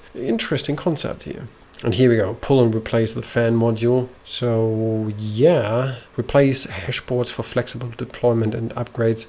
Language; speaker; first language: English; non-native, fluent; German